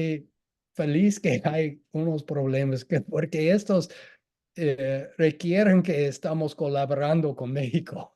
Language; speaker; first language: Spanish; non-native, fluent; English